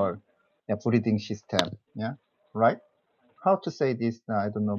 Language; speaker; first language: English; non-native, learner; Korean